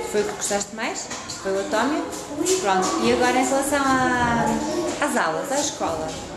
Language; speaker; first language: Portuguese; native; Portuguese